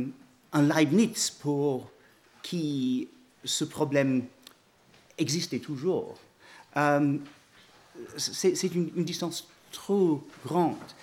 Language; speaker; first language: French; non-native, fluent; English